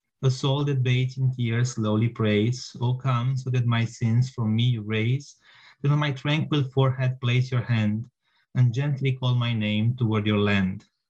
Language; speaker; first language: English; non-native, fluent; Romanian